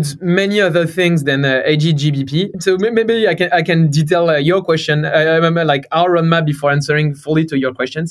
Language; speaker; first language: English; non-native, fluent; French